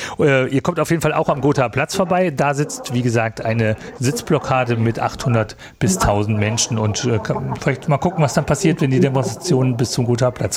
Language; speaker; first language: German; native; German